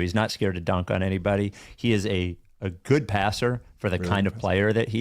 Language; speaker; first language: English; native; English